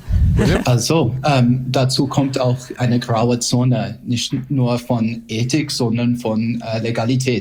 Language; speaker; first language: German; non-native, fluent; English